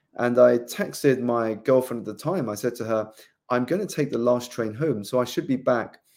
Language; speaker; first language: English; native; English